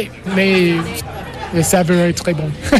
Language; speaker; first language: French; non-native, learner; English